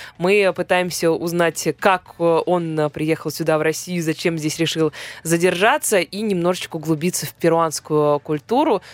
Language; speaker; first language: Russian; native; Russian